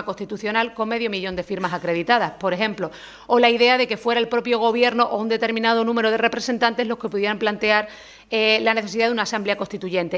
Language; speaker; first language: Spanish; native; Spanish